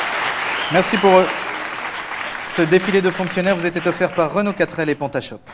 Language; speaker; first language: French; native; French